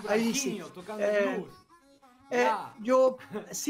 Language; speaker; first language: Portuguese; non-native, fluent; Spanish